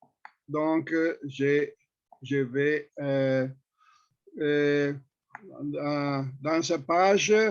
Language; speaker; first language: French; non-native, fluent; Italian